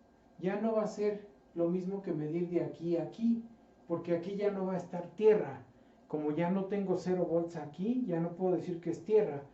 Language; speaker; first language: Spanish; native; Spanish